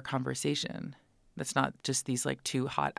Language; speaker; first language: English; native; English